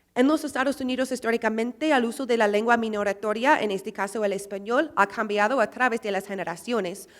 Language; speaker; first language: Spanish; non-native, fluent; English